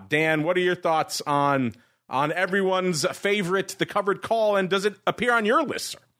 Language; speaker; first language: English; native; English